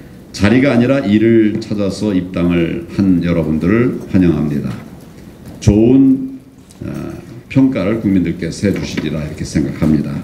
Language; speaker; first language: Korean; native; Korean